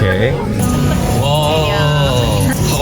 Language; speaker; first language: Japanese; non-native, learner; Korean